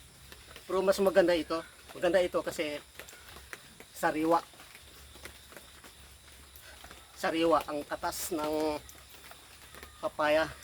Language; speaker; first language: Filipino; non-native, local second language; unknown